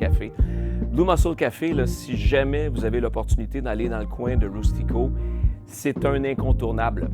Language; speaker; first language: French; native; French